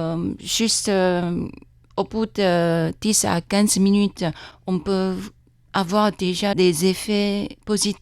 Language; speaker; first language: French; non-native, fluent; Chinese